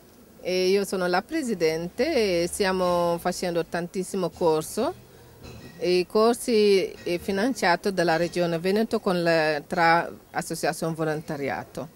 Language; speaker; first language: Italian; non-native, learner; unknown